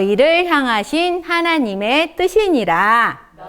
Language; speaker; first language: Korean; native; Korean